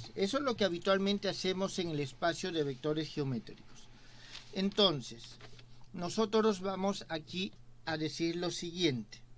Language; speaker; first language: Spanish; native; Spanish